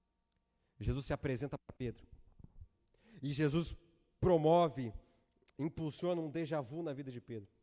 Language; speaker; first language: Portuguese; native; Portuguese